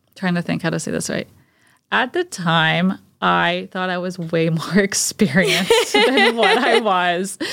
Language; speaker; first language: English; native; English